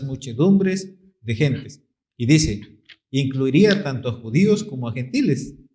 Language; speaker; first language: Spanish; native; Spanish